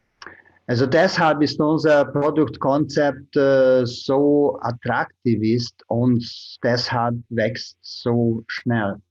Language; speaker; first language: German; non-native, fluent; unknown